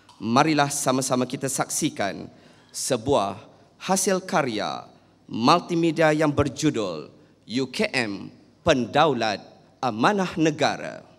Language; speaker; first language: Malay; native; Malay